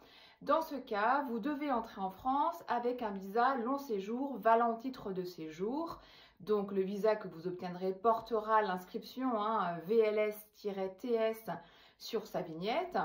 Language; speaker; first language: French; native; French